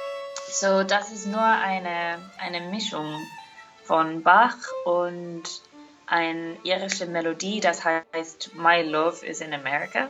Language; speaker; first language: German; non-native, fluent; Irish